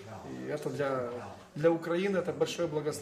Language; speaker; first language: Russian; non-native, local second language; Ukrainian